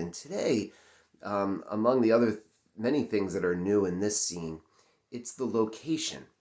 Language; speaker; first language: English; native; English